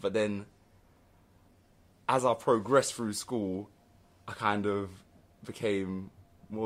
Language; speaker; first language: English; native; English